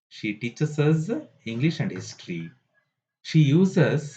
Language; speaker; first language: English; non-native, local second language; Kannada